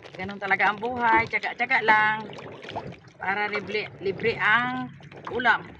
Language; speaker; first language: Filipino; non-native, local second language; Cebuano